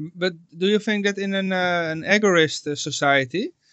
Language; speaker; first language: English; non-native, fluent; Dutch